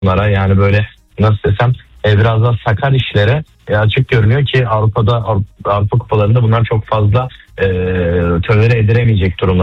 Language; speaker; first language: Turkish; native; Turkish